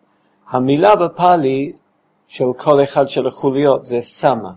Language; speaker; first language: Hebrew; non-native, fluent; English